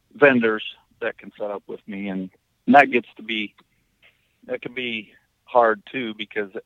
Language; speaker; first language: English; native; English